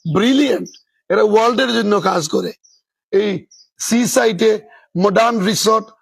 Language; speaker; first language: Bangla; native; Bangla